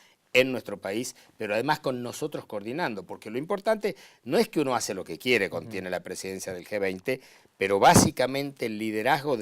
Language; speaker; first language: Spanish; native; Spanish